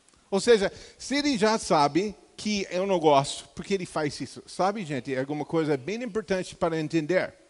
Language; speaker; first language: Portuguese; non-native, fluent; English